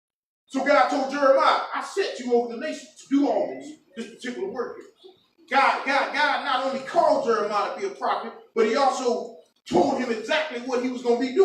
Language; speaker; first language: English; native; English